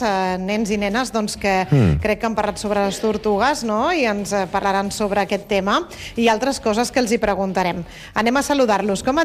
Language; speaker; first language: Catalan; native; Catalan